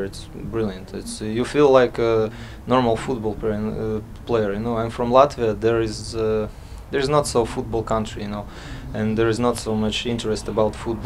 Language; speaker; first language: English; non-native, learner; Latvian